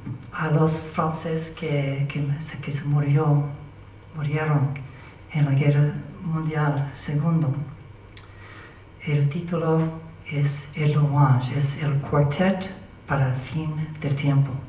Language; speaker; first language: Spanish; non-native, learner; English